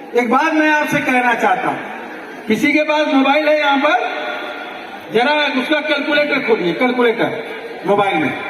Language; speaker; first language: Hindi; native; Hindi